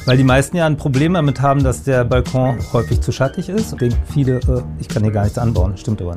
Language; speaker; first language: German; native; German